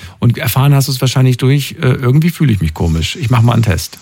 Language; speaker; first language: German; native; German